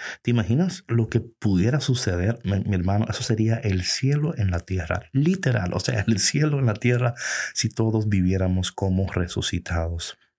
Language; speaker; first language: Spanish; early bilingual, heritage; Spanish